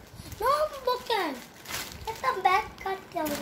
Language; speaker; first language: Filipino; early bilingual, heritage; Filipino